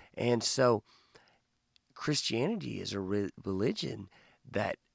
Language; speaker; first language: English; native; English